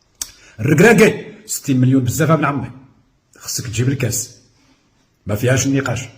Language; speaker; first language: Arabic; native; Arabic